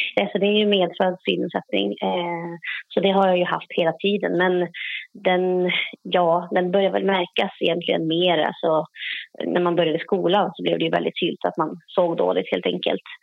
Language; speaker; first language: Swedish; native; Swedish